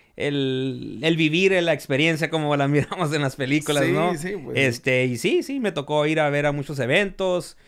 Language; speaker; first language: Spanish; early bilingual, heritage; Spanish